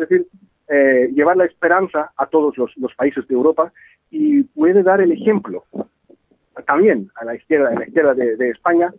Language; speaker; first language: Spanish; non-native, fluent; Greek